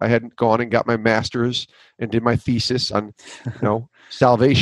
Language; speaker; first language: English; native; English